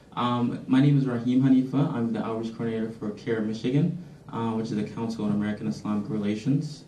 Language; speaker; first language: English; native; English